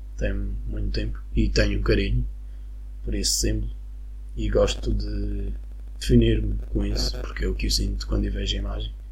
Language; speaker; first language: Portuguese; non-native, fluent; Spanish